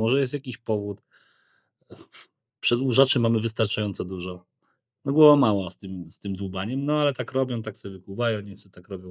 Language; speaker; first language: Polish; native; Polish